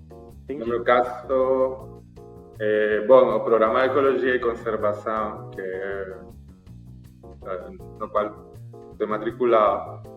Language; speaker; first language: Portuguese; non-native, learner; Spanish